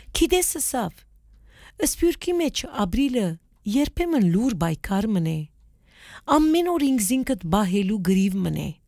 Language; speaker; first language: Armenian; early bilingual, heritage; Armenian